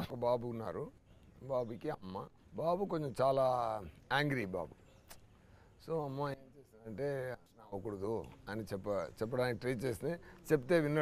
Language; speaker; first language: Telugu; non-native, learner; Tamil